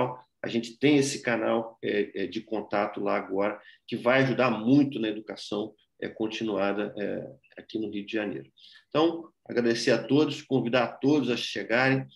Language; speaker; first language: Portuguese; native; Portuguese